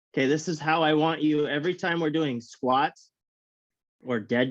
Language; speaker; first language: English; native; English